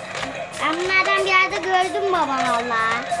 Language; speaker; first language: Turkish; native; Turkish